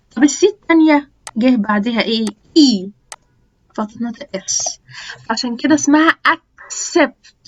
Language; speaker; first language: Egyptian Arabic; native; Egyptian Arabic